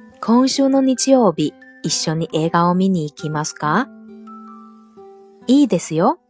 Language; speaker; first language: Japanese; non-native, local second language; Chinese